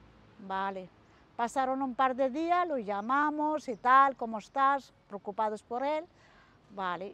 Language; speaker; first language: Spanish; native; Spanish